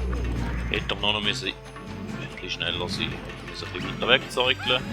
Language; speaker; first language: German; native; German